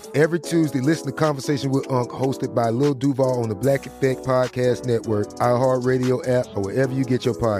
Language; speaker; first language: English; native; English